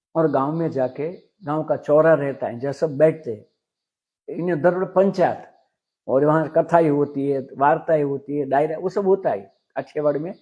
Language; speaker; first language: Hindi; non-native, local second language; Gujarati